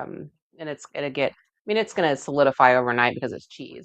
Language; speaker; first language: English; native; English